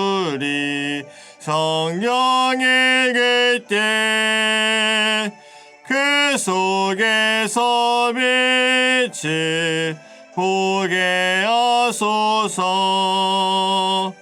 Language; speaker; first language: Korean; native; Korean